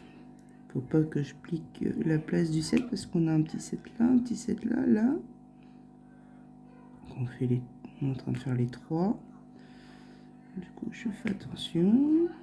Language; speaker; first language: French; native; French